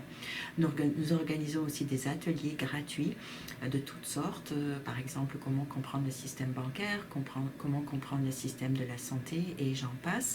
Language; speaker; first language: French; native; French